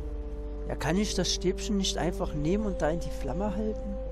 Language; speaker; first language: German; native; German